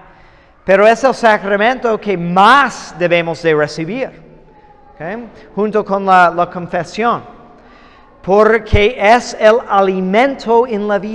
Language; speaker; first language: Spanish; non-native, fluent; English